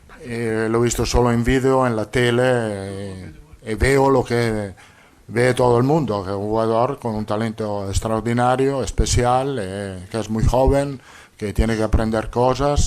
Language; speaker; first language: Spanish; non-native, fluent; Italian